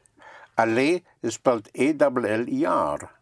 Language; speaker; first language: French; non-native, fluent; English